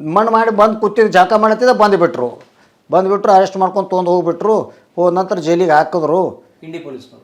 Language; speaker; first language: Kannada; native; Kannada